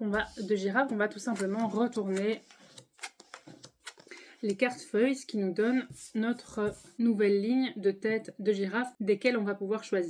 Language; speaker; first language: French; native; French